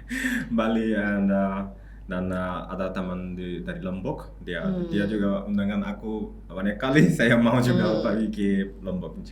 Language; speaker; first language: Indonesian; non-native, learner; Bangla